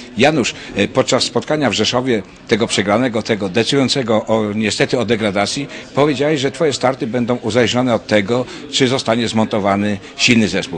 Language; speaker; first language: Polish; native; Polish